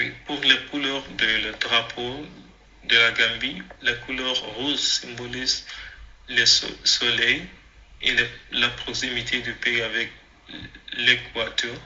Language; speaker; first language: French; non-native, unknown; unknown